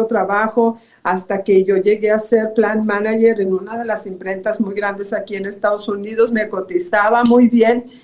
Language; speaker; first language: Spanish; native; Spanish